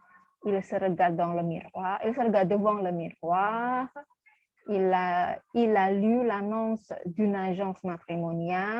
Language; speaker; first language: French; non-native, fluent; Indonesian